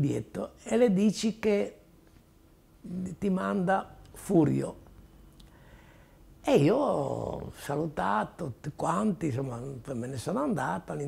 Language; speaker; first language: Italian; native; Italian